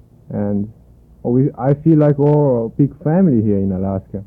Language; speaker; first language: English; non-native, fluent; Korean